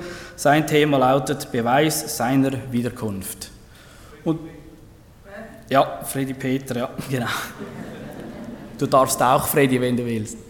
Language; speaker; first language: German; native; German